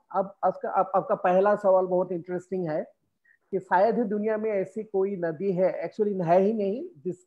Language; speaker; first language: Hindi; non-native, local second language; Assamese